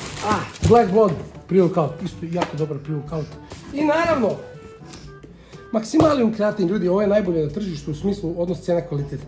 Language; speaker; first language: Croatian; native; Croatian